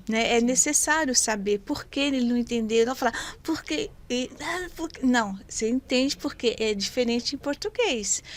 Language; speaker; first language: Portuguese; non-native, fluent; French